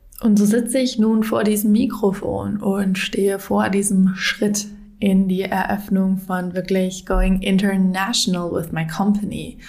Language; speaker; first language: German; native; German